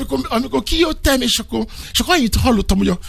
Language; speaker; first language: Hungarian; non-native, fluent; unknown